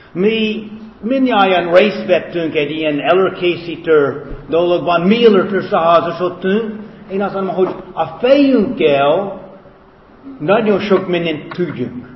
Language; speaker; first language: Hungarian; non-native, fluent; English